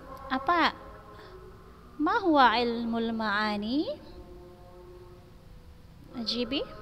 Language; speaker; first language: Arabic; non-native, fluent; Indonesian